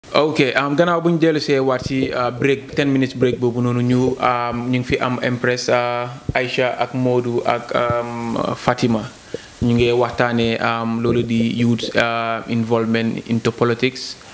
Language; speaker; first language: Wolof; native; Wolof